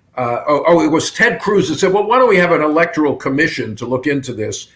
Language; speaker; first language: English; native; English